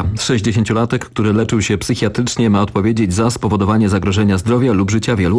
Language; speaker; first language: Polish; native; Polish